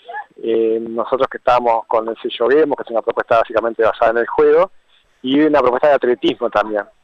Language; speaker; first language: Spanish; native; Spanish